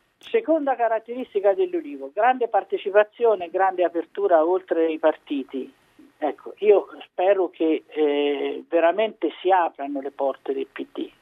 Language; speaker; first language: Italian; native; Italian